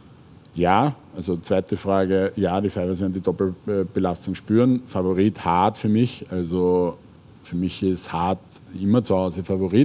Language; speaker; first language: German; native; German